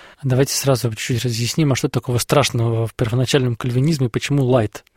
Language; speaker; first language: Russian; native; Russian